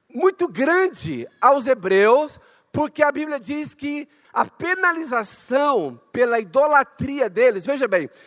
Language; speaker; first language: Portuguese; native; Portuguese